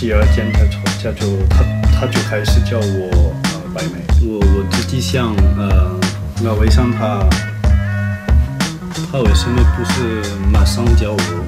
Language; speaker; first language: Chinese; non-native, fluent; French